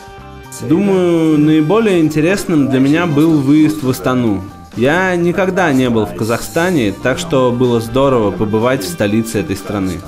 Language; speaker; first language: Russian; non-native, local second language; Estonian